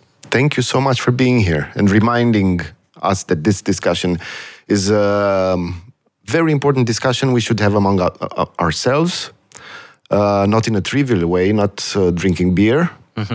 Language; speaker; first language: English; non-native, fluent; Romanian